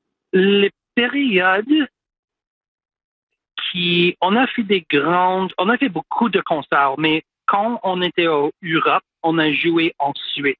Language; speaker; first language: French; non-native, local second language; English